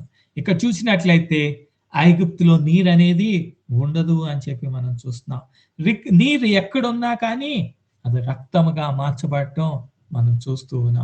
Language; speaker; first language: Telugu; native; Telugu